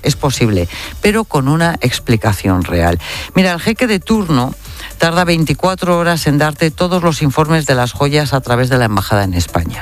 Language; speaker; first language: Spanish; native; Spanish